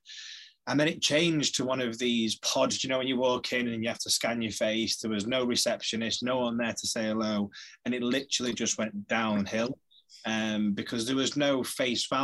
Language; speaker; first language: English; native; English